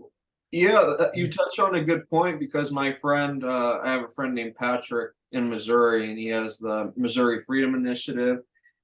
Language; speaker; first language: English; native; English